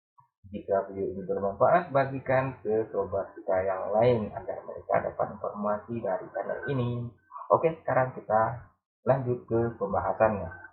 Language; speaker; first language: Indonesian; native; Indonesian